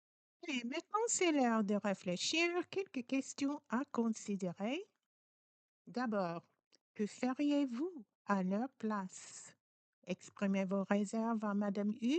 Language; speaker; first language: French; non-native, fluent; English